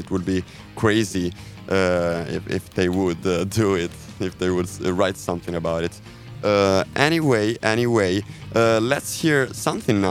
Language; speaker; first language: English; non-native, fluent; Italian